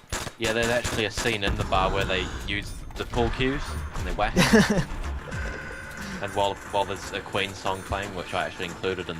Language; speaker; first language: English; native; English